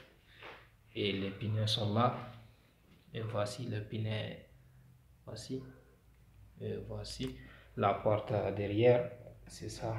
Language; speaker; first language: French; non-native, local second language; Fula